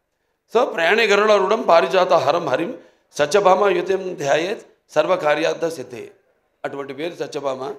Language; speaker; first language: Telugu; native; Telugu